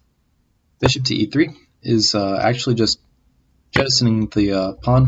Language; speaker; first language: English; native; English